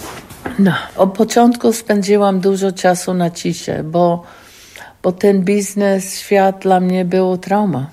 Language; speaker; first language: Polish; non-native, learner; English